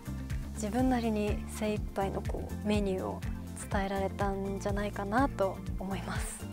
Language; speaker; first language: Japanese; native; Japanese